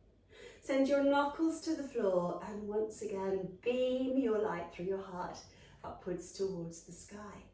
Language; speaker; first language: English; native; English